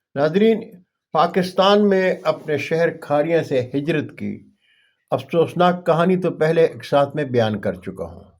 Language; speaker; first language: Urdu; non-native, local second language; Punjabi